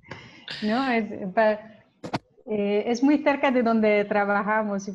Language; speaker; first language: Spanish; non-native, learner; Italian